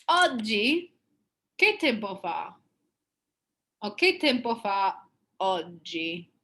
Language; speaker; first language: Italian; non-native, fluent; English